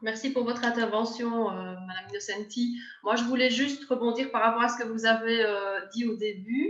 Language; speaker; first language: French; native; French